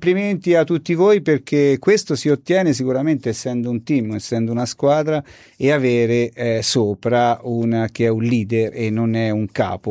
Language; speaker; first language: Italian; native; Italian